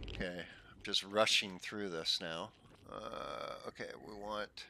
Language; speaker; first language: English; native; English